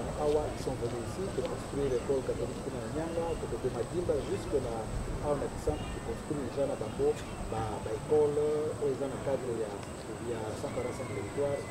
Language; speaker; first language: French; non-native, local second language; Kongo